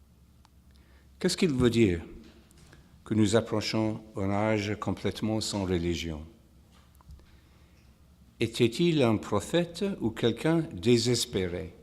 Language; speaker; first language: French; non-native, fluent; English